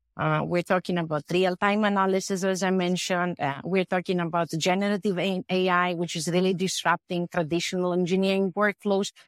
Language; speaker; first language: English; non-native, fluent; Greek